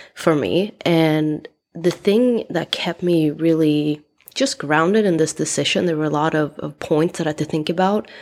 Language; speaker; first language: English; non-native, fluent; Swedish